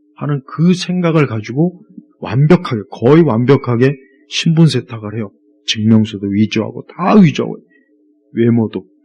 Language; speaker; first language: Korean; native; Korean